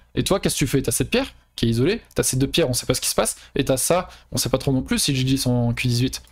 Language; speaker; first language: French; native; French